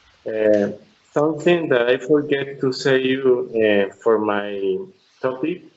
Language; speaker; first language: English; non-native, learner; Spanish